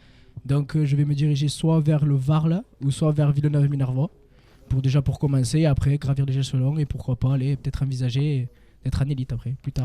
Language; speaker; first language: French; native; French